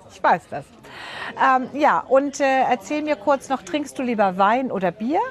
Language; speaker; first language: German; native; German